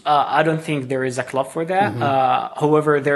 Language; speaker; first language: English; non-native, fluent; Arabic